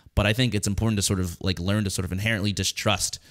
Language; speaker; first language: English; native; English